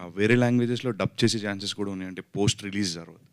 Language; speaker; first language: Telugu; native; Telugu